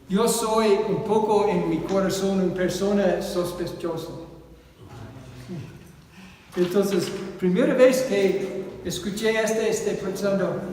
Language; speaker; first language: Spanish; non-native, fluent; English